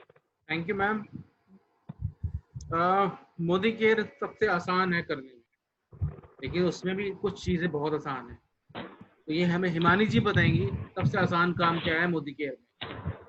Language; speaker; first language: Hindi; native; Hindi